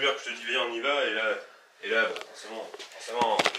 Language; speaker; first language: French; native; French